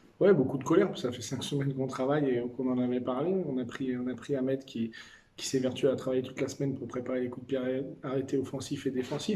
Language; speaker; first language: French; native; French